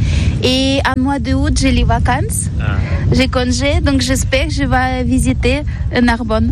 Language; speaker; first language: French; non-native, learner; Ukrainian